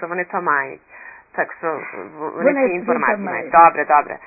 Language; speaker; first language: Ukrainian; early bilingual, heritage; Ukrainian